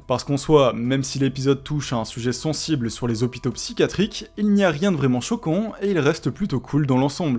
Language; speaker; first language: French; native; French